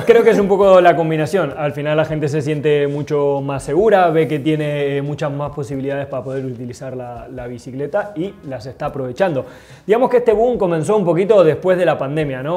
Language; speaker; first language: Spanish; native; Spanish